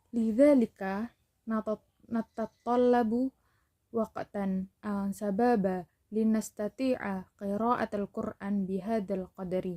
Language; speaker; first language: Arabic; non-native, learner; Indonesian